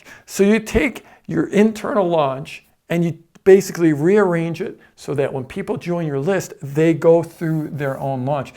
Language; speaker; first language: English; native; English